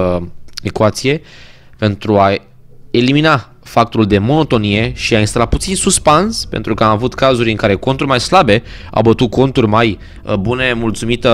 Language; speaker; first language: Romanian; native; Romanian